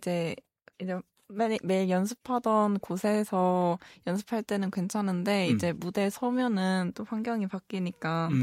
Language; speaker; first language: Korean; native; Korean